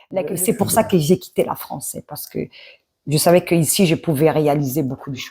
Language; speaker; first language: French; early bilingual, other home language; Arabic